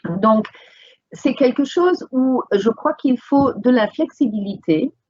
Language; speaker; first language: French; non-native, fluent; English